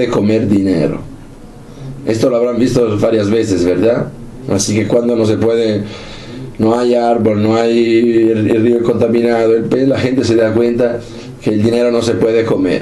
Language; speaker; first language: Spanish; non-native, fluent; Italian